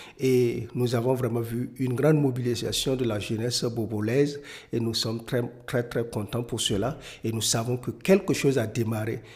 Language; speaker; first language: French; non-native, local second language; Mossi